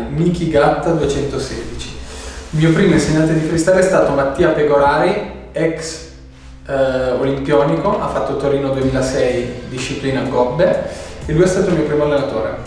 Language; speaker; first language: Italian; native; Italian